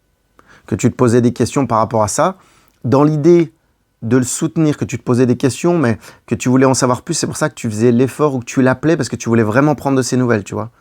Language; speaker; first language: French; native; French